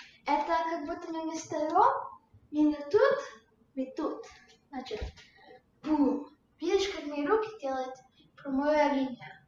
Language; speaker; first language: Russian; early bilingual, heritage; Russian